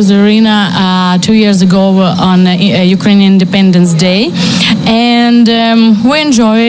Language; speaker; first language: English; non-native, fluent; Ukrainian